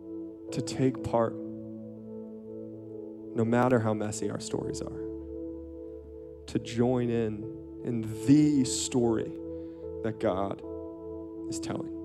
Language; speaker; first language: English; native; English